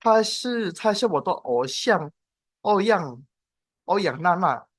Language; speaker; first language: Chinese; non-native, learner; Indonesian